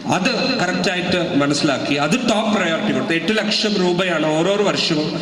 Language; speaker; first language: Malayalam; non-native, local second language; Tamil